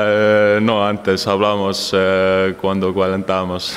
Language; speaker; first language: Spanish; non-native, learner; Estonian